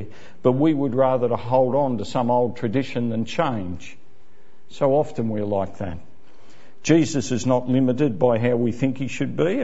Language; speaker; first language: English; native; English